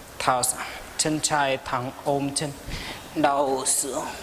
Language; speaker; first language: Vietnamese; non-native, learner; Hindi